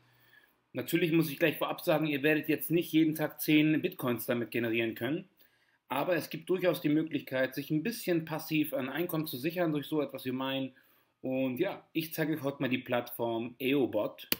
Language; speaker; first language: German; native; German